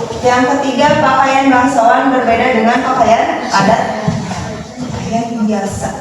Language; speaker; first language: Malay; non-native, local second language; Sundanese